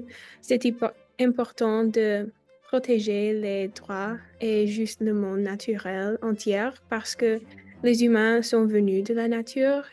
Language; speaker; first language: French; non-native, learner; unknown